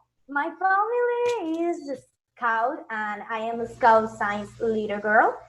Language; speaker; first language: English; non-native, learner; Spanish